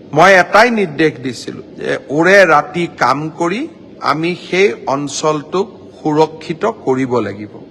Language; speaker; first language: Assamese; native; Assamese